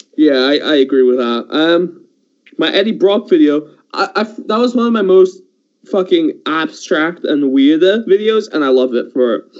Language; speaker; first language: English; early bilingual, other home language; Persian